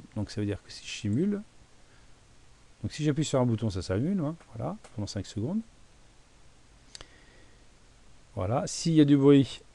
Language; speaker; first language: French; native; French